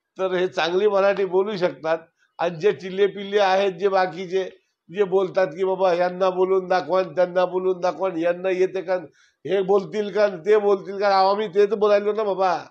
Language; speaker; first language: Marathi; non-native, local second language; Urdu